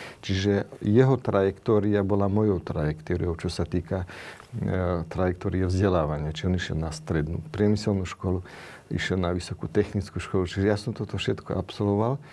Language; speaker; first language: Slovak; non-native, local second language; Romany